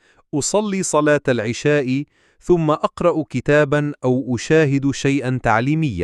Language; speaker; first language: Arabic; non-native, fluent; Urdu